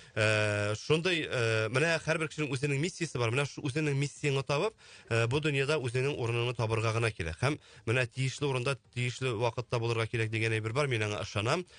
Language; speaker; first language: Tatar; native; Tatar